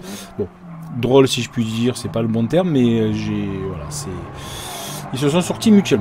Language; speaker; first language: French; native; French